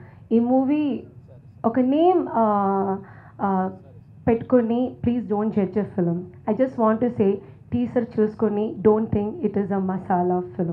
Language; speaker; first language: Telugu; non-native, learner; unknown